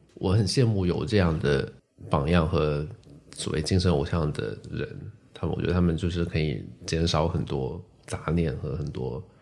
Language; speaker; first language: Chinese; non-native, local second language; Min Nan Chinese